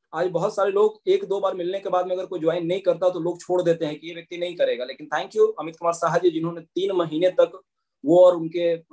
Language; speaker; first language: Hindi; native; Hindi